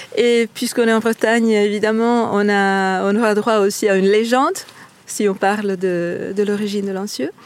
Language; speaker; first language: French; non-native, fluent; Italian